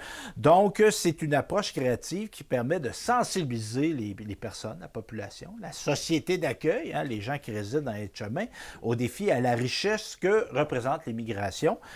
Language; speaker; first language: French; native; French